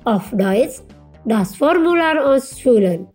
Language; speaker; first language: German; non-native, fluent; Indonesian